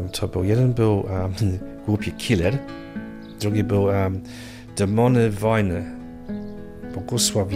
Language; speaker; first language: Polish; early bilingual, heritage; Polish